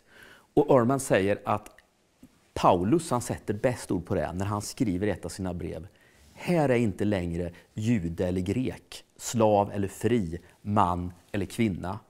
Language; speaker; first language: Swedish; native; Swedish